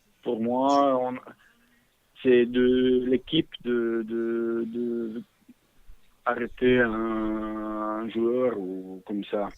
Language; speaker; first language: French; non-native, fluent; Bosnian